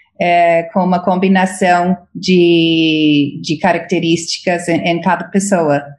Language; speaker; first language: Portuguese; non-native, fluent; English